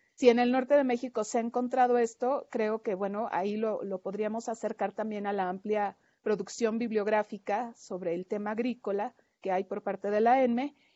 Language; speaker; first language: Spanish; native; Spanish